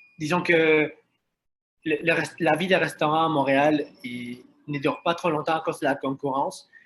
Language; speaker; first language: French; non-native, fluent; Spanish